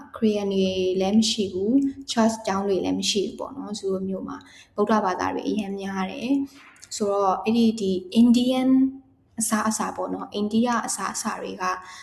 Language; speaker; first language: Burmese; native; Burmese